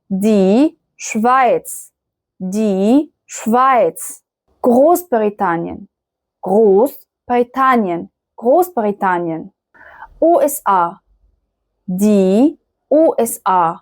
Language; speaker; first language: German; non-native, fluent; Arabic